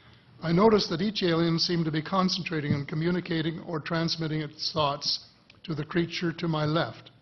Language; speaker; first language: English; native; English